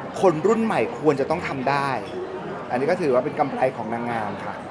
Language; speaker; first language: Thai; native; Thai